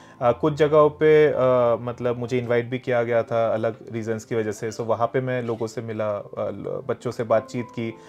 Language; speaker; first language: Hindi; non-native, local second language; Bangla